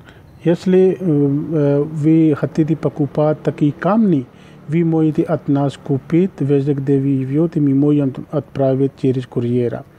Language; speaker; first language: Russian; non-native, learner; Urdu